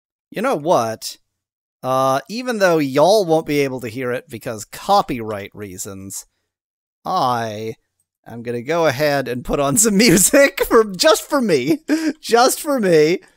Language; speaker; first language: English; native; English